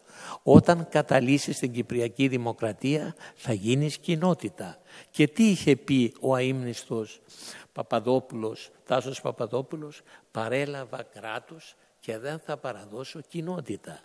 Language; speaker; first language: Greek; native; Greek